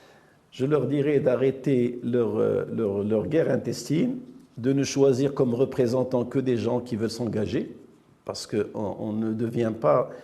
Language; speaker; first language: French; non-native, local second language; Arabic